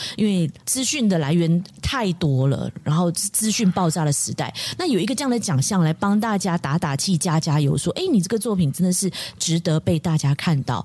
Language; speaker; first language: Chinese; native; Chinese